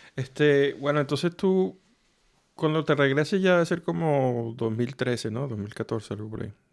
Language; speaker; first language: Spanish; native; Spanish